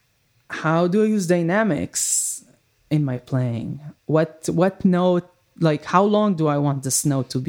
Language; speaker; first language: English; non-native, fluent; Hebrew